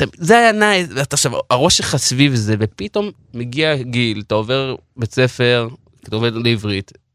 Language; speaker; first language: Hebrew; non-native, local second language; Yiddish